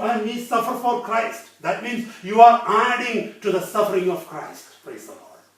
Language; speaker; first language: English; non-native, local second language; Malayalam